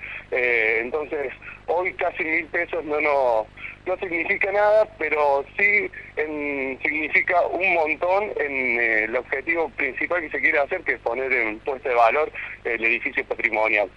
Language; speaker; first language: Spanish; native; Spanish